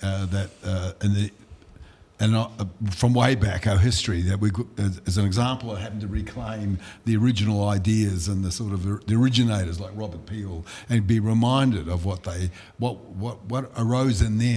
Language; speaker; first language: English; non-native, local second language; Limburgish